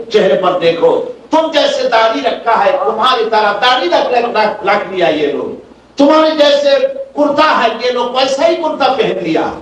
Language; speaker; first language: Urdu; non-native, fluent; Bangla